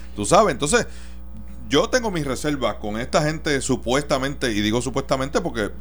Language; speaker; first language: Spanish; native; Spanish